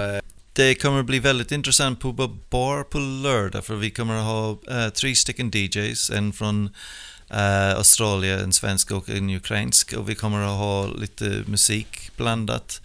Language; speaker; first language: Swedish; non-native, fluent; English